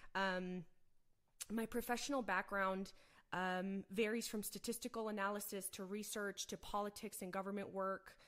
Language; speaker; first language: English; native; English